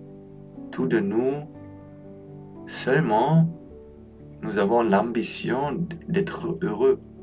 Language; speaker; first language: French; non-native, learner; Polish